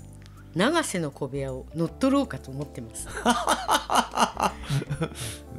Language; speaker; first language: Japanese; native; Japanese